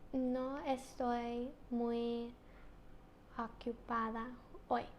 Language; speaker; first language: Spanish; non-native, learner; English